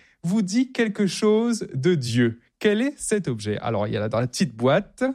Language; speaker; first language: French; native; French